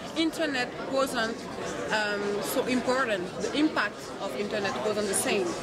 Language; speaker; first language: English; non-native, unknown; French